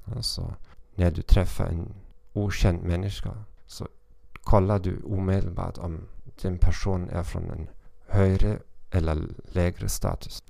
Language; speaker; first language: Swedish; non-native, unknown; German